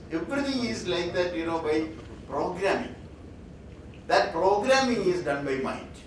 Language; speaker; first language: English; non-native, local second language; Malayalam